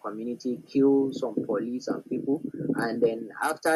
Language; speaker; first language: English; non-native, local second language; Hausa